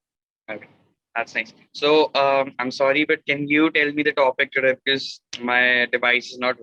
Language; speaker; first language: English; non-native, local second language; Hindi